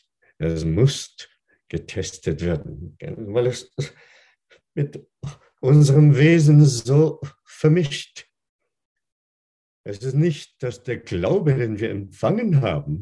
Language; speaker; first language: German; non-native, fluent; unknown